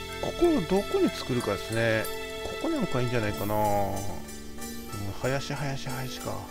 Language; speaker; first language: Japanese; native; Japanese